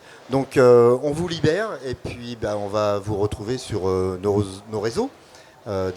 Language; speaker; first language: French; native; French